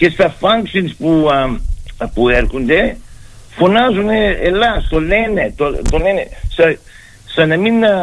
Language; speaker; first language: Greek; early bilingual, heritage; Greek